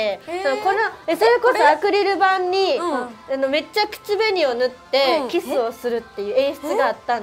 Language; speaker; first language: Japanese; native; Japanese